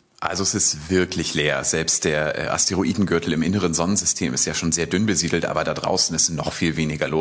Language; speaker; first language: German; native; German